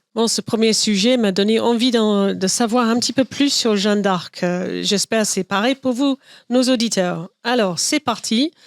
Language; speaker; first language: French; non-native, fluent; English